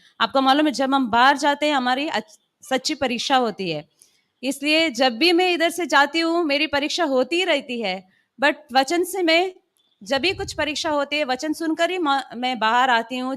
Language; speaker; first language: Hindi; non-native, local second language; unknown